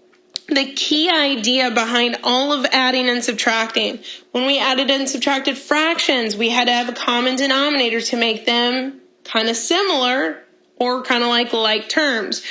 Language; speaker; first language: English; native; English